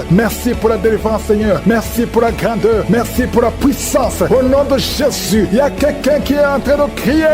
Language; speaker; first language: French; non-native, local second language; Rundi